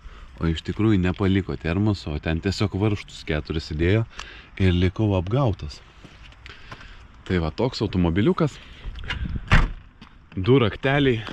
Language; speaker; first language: Lithuanian; native; Lithuanian